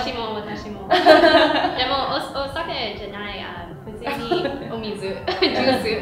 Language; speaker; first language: Japanese; non-native, learner; English